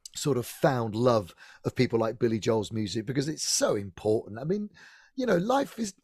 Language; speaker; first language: English; native; English